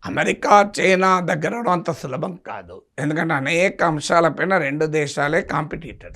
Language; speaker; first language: Telugu; native; Telugu